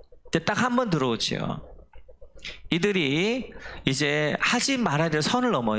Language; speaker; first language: Korean; native; Korean